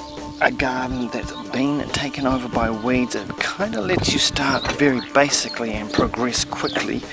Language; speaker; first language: English; native; English